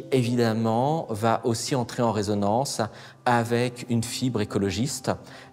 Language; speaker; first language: French; native; French